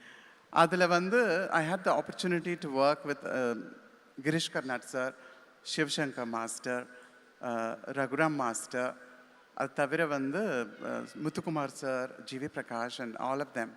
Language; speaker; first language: Tamil; native; Tamil